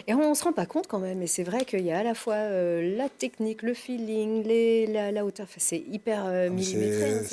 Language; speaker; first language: French; native; French